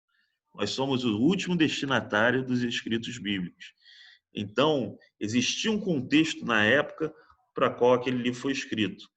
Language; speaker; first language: Portuguese; native; Portuguese